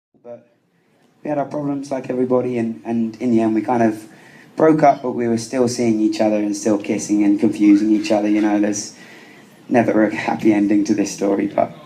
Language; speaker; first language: English; native; English